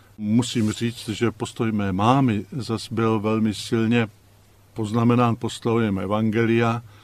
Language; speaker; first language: Czech; native; Czech